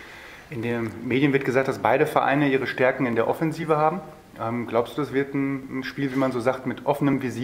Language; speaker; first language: German; native; German